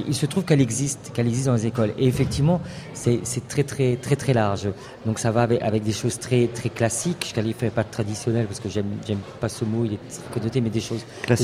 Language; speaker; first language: French; native; French